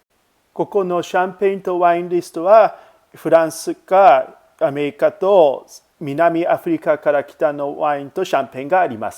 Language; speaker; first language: Japanese; non-native, learner; English